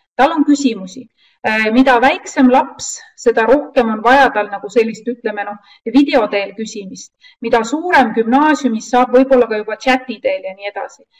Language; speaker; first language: Estonian; native; Estonian